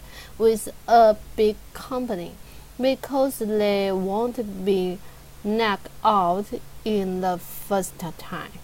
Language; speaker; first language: English; non-native, learner; Chinese